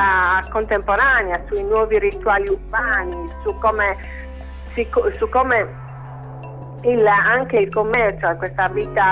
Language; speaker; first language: Italian; native; Italian